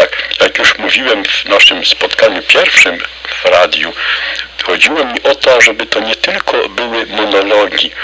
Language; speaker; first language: Polish; native; Polish